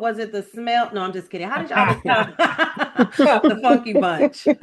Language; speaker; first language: English; native; English